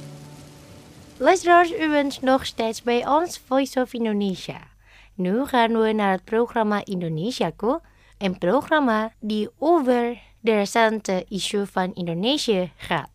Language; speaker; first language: Dutch; non-native, learner; Indonesian